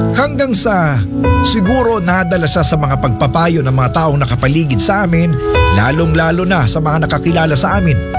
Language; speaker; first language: Filipino; non-native, local second language; Cebuano